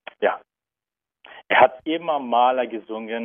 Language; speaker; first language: German; non-native, learner; Turkish